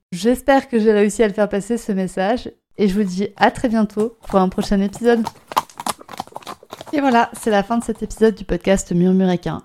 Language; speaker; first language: French; native; French